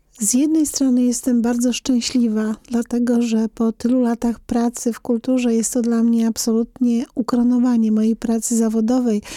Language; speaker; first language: Polish; native; Polish